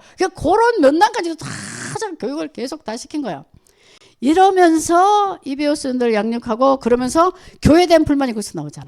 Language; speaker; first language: Korean; native; Korean